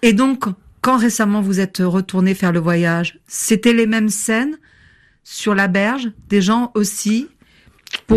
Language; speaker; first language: French; native; French